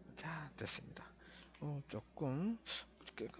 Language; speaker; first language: Korean; native; Korean